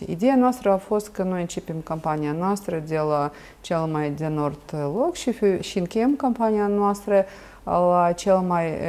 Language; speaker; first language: Romanian; non-native, local second language; Russian